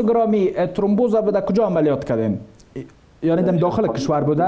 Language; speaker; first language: Persian; native; Persian